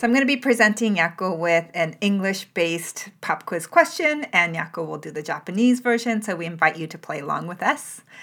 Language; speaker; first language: English; early bilingual, other home language; Japanese